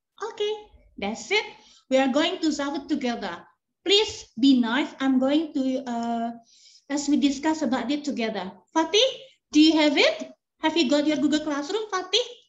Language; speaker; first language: English; non-native, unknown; Indonesian